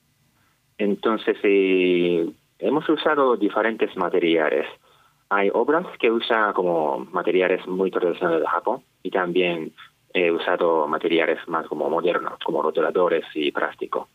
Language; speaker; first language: Spanish; non-native, fluent; Japanese